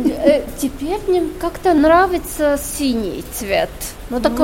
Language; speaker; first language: Russian; non-native, local second language; Latvian